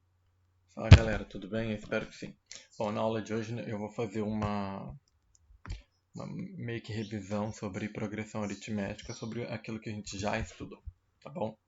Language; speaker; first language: Portuguese; native; Portuguese